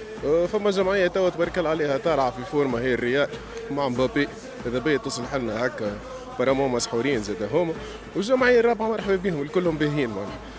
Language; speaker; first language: Arabic; native; Arabic